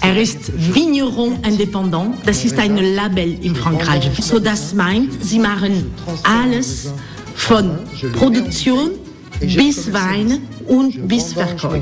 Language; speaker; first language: German; non-native, learner; French